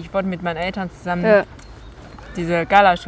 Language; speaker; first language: German; non-native, fluent; Chinese